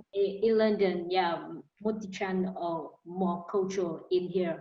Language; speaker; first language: English; non-native, learner; Vietnamese